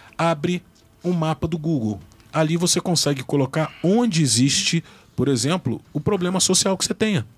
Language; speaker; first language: Portuguese; native; Portuguese